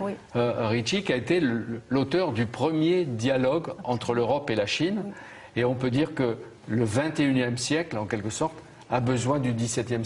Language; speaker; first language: French; native; French